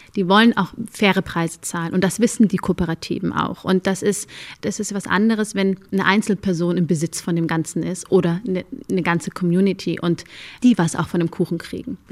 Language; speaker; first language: German; early bilingual, other home language; Amharic